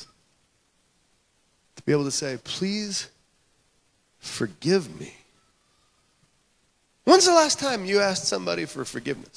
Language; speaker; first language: English; native; English